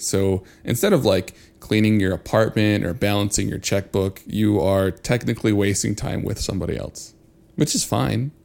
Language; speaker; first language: English; early bilingual, other home language; Spanish